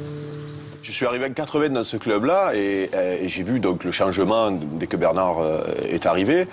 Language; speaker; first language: French; native; French